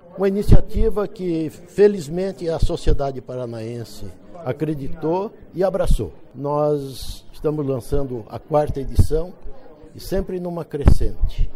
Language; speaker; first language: Portuguese; native; Portuguese